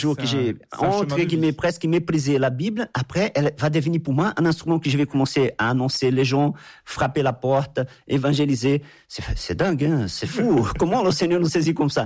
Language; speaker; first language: French; non-native, fluent; Portuguese